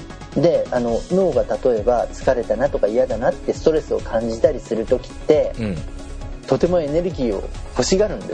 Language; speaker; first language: Japanese; native; Japanese